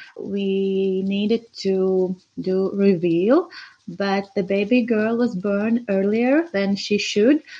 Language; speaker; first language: English; non-native, fluent; Latvian